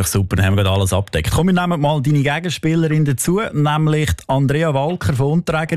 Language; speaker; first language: German; native; German